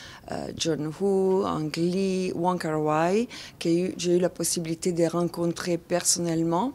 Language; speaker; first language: French; non-native, fluent; Italian